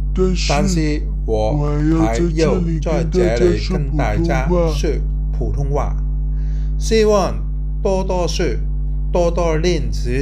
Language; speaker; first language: Chinese; non-native, local second language; Cantonese